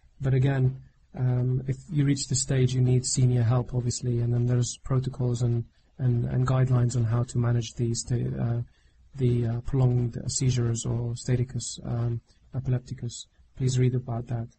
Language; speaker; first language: English; non-native, fluent; Arabic